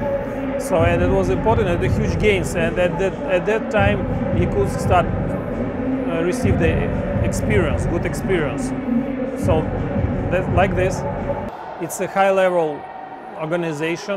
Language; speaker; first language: English; non-native, learner; Russian